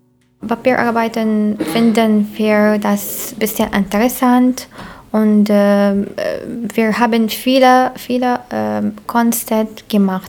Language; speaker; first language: German; non-native, learner; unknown